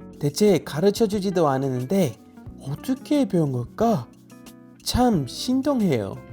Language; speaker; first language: Korean; non-native, fluent; English